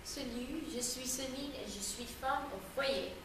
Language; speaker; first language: French; non-native, learner; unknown